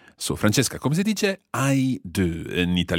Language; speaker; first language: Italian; non-native, fluent; English